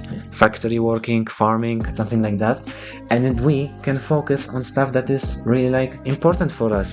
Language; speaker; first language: English; non-native, fluent; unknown